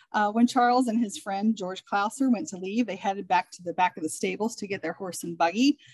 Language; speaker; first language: English; native; English